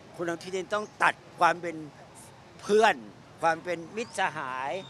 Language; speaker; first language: Thai; native; Thai